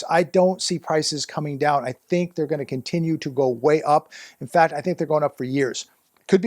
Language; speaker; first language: English; native; English